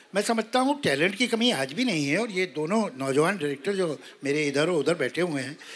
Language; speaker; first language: Hindi; native; Hindi